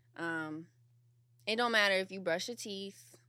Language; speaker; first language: English; native; English